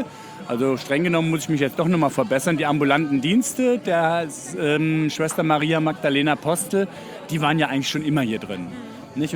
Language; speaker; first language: German; native; German